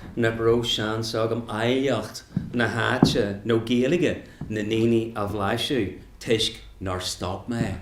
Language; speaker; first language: Irish; non-native, local second language; English